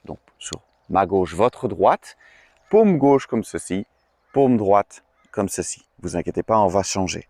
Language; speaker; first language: French; native; French